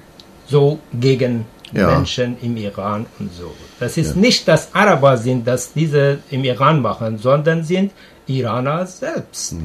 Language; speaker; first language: German; non-native, learner; Persian